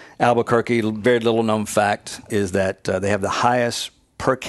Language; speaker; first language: English; native; English